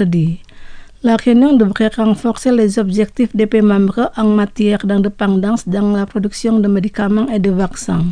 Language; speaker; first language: French; non-native, fluent; Indonesian